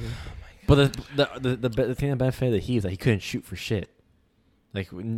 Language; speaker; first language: English; native; English